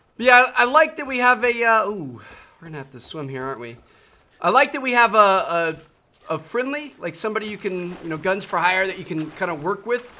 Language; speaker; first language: English; native; English